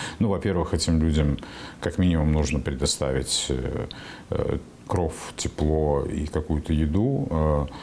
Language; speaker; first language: Russian; native; Russian